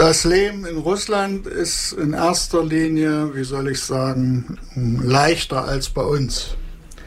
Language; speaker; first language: German; native; German